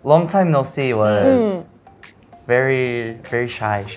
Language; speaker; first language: English; non-native, learner; Korean